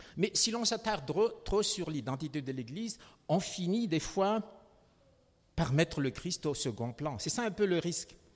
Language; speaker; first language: French; non-native, local second language; Malagasy